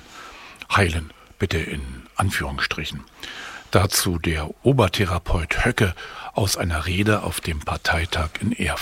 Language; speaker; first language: German; native; German